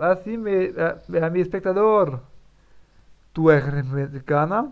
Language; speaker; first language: Spanish; non-native, learner; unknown